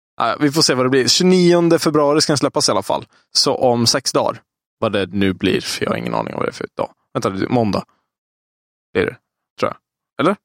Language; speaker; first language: Swedish; native; Swedish